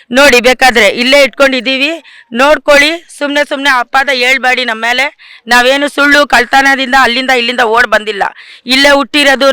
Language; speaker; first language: Kannada; non-native, local second language; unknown